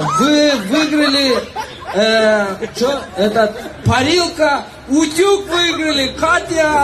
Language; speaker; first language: Russian; non-native, local second language; Kyrgyz